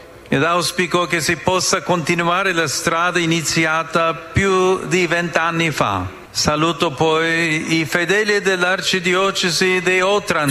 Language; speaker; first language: Italian; non-native, fluent; English